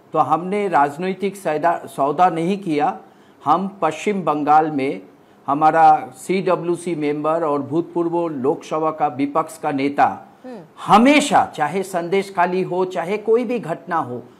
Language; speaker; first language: Hindi; non-native, local second language; Bangla